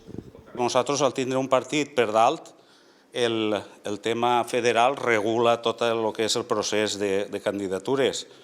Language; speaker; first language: Catalan; native; Catalan